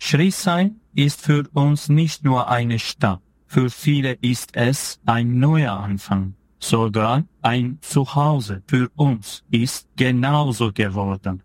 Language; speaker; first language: German; non-native, fluent; Turkish